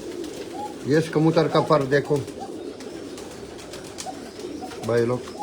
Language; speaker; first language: Hindi; non-native, learner; Arabic